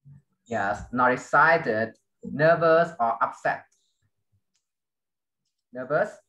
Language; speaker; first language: English; non-native, fluent; Vietnamese